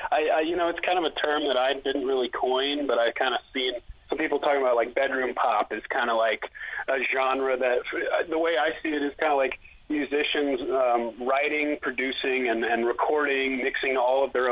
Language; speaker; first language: English; native; English